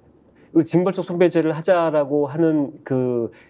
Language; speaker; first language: Korean; native; Korean